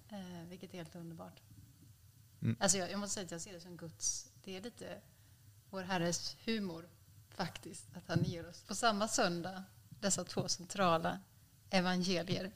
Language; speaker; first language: Swedish; native; Swedish